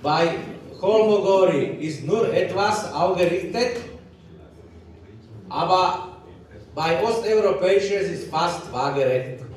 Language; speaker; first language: German; non-native, learner; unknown